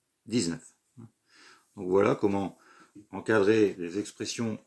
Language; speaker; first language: French; native; French